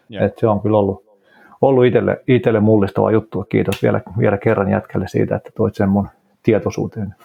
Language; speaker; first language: Finnish; native; Finnish